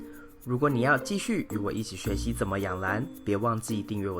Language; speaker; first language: Chinese; native; Chinese